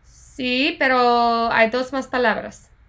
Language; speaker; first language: Spanish; non-native, fluent; English